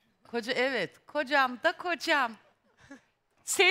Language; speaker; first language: Turkish; native; Turkish